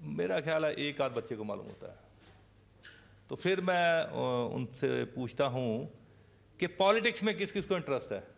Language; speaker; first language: Hindi; non-native, local second language; Punjabi